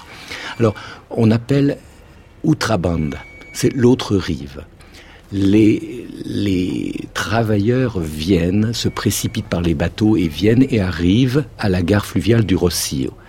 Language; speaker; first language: French; native; French